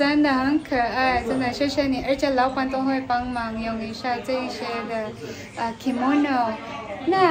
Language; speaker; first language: Chinese; non-native, learner; Filipino